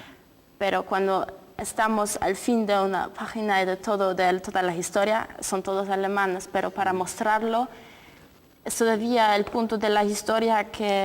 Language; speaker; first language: Spanish; non-native, fluent; Polish